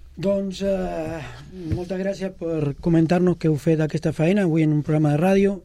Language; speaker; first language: Catalan; non-native, local second language; Spanish